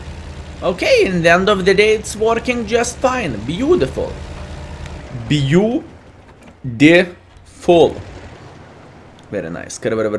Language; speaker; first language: English; non-native, fluent; Lithuanian